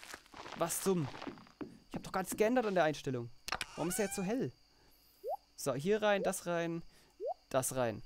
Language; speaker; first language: German; native; German